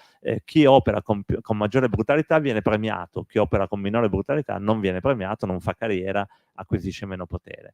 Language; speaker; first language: Italian; native; Italian